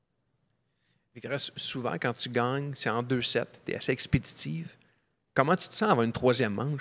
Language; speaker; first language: French; native; French